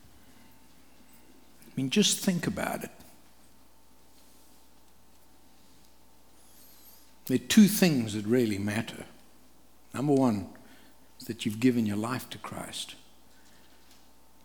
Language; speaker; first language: English; native; English